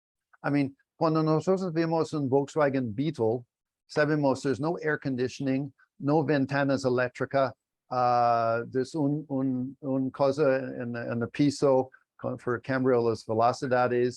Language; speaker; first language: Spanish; non-native, learner; English